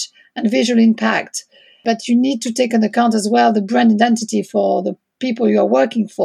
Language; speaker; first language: English; non-native, fluent; French